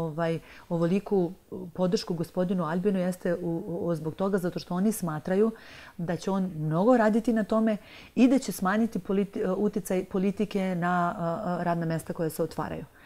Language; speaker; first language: Serbian; native; Serbian